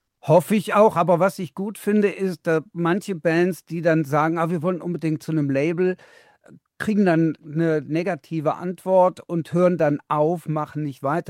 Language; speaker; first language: German; native; German